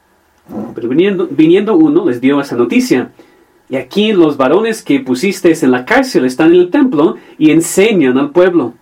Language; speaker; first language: Spanish; non-native, fluent; English